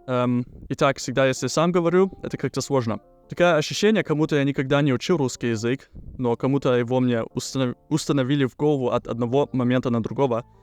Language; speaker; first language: Russian; early bilingual, heritage; German